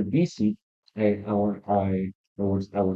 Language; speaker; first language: English; non-native, learner; Spanish